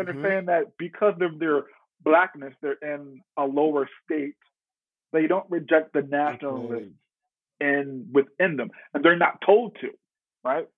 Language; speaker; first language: English; native; English